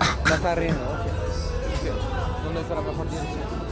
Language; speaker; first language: Spanish; non-native, learner; French